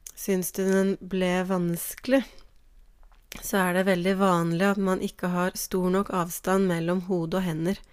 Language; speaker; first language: Norwegian; native; Norwegian